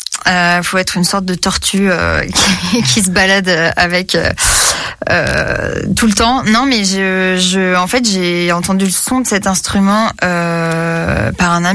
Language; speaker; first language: French; native; French